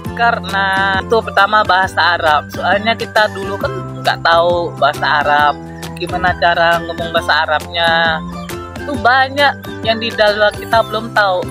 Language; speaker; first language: Indonesian; non-native, fluent; Western Cham